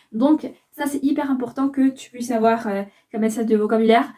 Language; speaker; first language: French; non-native, fluent; Spanish